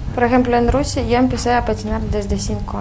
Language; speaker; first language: Spanish; non-native, fluent; Russian